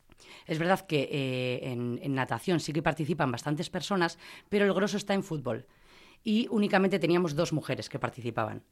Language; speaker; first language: Spanish; native; Spanish